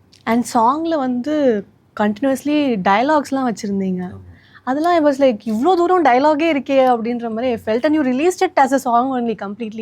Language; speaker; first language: Tamil; native; Tamil